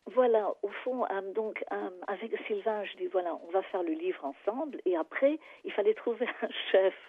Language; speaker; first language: French; non-native, fluent; English